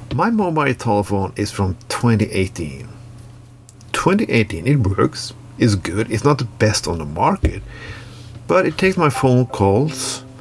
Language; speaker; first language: English; non-native, fluent; Norwegian